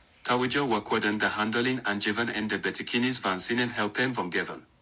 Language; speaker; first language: Dutch; non-native, learner; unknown